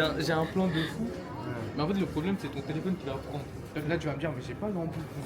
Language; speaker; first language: French; native; French